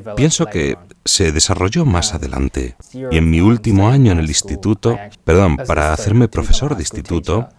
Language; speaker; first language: Spanish; non-native, fluent; English